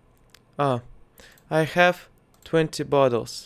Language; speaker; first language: English; non-native, learner; Russian